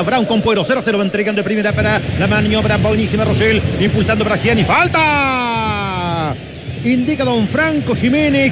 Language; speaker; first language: Spanish; native; Spanish